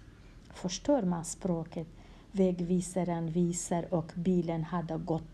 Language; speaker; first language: Swedish; non-native, fluent; Kurdish